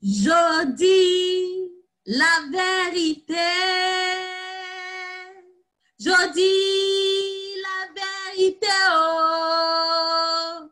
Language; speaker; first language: French; non-native, fluent; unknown